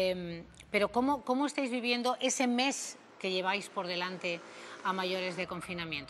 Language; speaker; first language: Spanish; native; Spanish